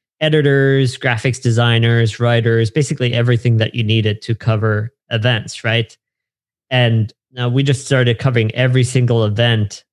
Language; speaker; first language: English; non-native, fluent; German